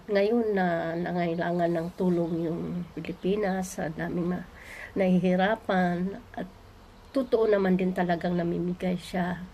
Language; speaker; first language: Filipino; native; Filipino